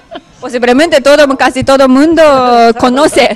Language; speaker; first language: Spanish; non-native, fluent; Japanese